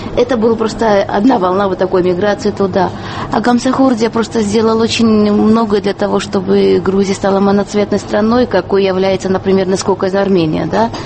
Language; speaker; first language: Russian; native; Russian